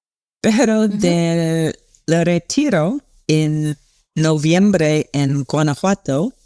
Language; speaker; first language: Spanish; non-native, learner; English